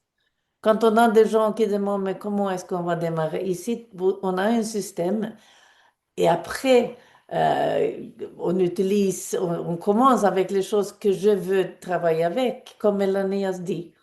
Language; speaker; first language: French; non-native, fluent; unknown